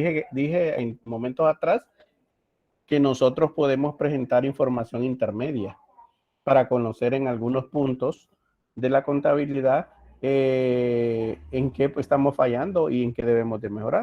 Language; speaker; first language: Spanish; native; Spanish